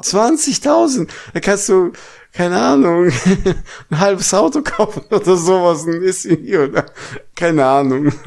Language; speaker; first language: German; non-native, fluent; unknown